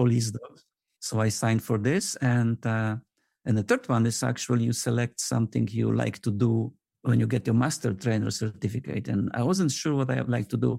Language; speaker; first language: English; non-native, fluent; Polish